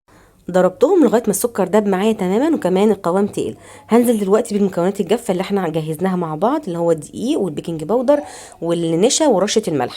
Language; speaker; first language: Arabic; native; Arabic